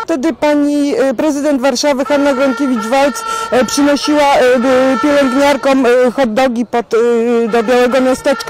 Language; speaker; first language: Polish; native; Polish